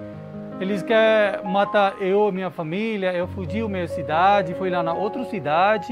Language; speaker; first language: Portuguese; non-native, learner; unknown